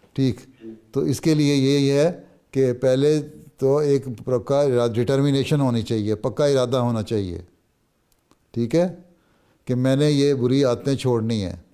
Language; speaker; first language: Urdu; native; Urdu